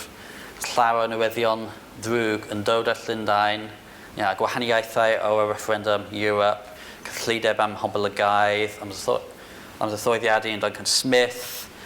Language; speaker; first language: Welsh; non-native, fluent; English